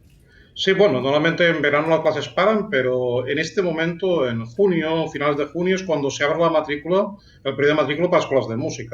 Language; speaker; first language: Spanish; native; Spanish